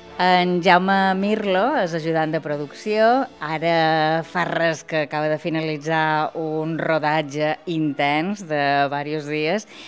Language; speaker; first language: Catalan; native; Catalan